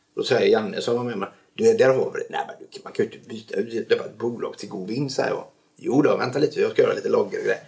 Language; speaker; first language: Swedish; native; Swedish